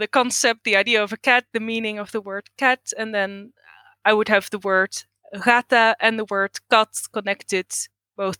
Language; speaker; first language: English; non-native, fluent; Dutch